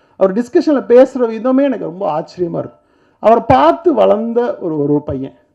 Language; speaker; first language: Tamil; native; Tamil